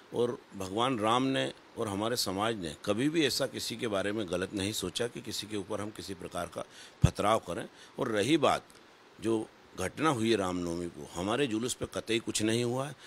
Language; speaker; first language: Hindi; native; Hindi